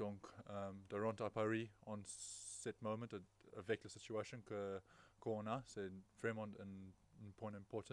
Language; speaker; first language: French; non-native, fluent; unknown